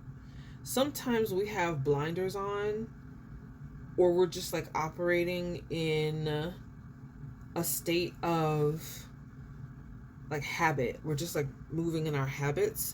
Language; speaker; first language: English; native; English